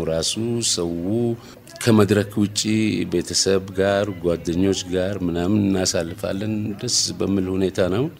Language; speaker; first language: Amharic; non-native, local second language; Oromo